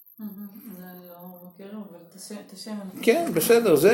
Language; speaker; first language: Hebrew; native; Hebrew